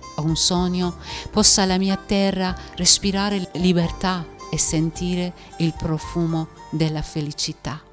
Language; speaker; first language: Italian; non-native, fluent; Persian